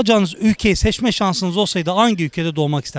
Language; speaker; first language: Turkish; native; Turkish